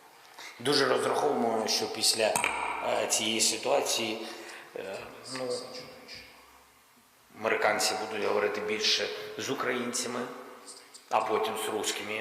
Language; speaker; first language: Ukrainian; non-native, local second language; Russian